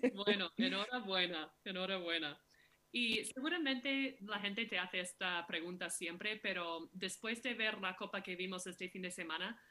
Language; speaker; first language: Spanish; non-native, fluent; English